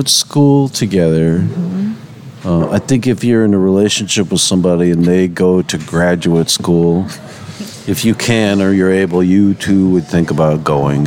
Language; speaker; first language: English; native; English